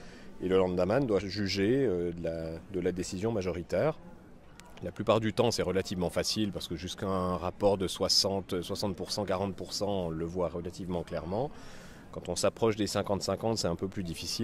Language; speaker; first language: French; native; French